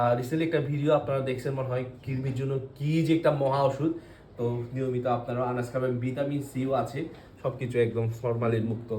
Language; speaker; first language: Bangla; non-native, local second language; Chakma